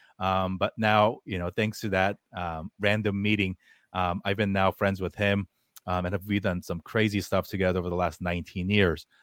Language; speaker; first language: English; early bilingual, other home language; Korean